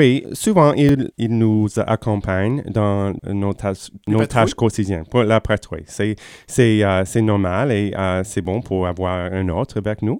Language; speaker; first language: French; non-native, fluent; English